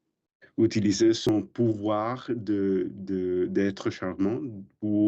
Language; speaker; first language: French; non-native, learner; English